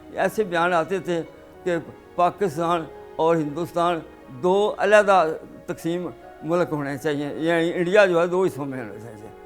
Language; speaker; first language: Urdu; non-native, local second language; Punjabi